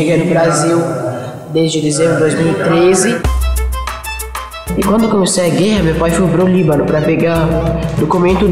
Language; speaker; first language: Portuguese; early bilingual, other home language; Arabic